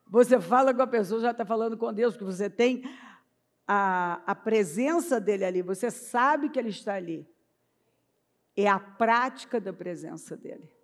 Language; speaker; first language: Portuguese; native; Portuguese